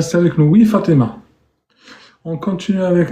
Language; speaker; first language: French; native; French